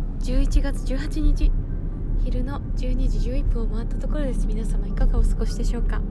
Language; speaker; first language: Japanese; native; Japanese